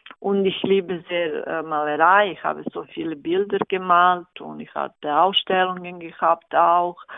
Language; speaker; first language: German; non-native, fluent; Serbian